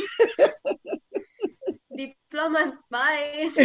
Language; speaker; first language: English; non-native, learner; Italian